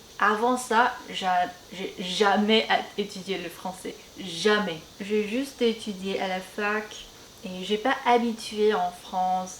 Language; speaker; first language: French; non-native, fluent; Korean